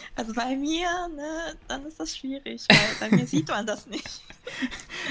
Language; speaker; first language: German; early bilingual, other home language; Japanese